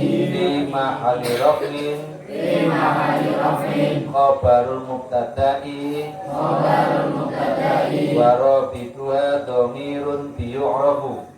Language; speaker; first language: Arabic; non-native, fluent; Javanese